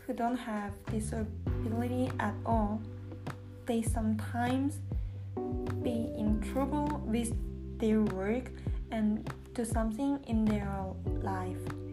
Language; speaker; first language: English; non-native, learner; Korean